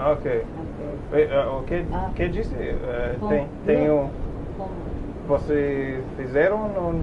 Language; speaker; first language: Portuguese; non-native, learner; English